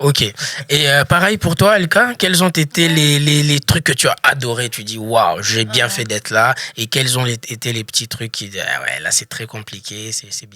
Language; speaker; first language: French; native; French